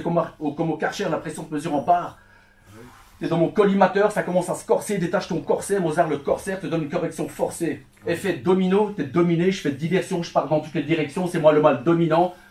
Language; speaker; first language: French; early bilingual, other home language; Turkish